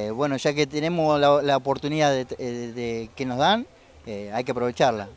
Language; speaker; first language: Spanish; native; Spanish